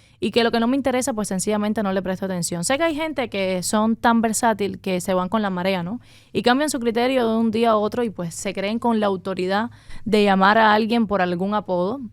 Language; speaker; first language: Spanish; native; Spanish